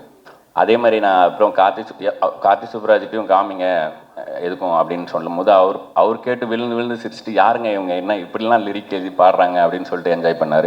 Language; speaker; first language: Tamil; native; Tamil